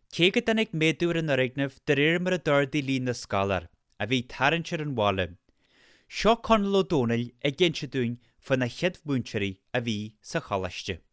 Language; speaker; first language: Irish; native; Irish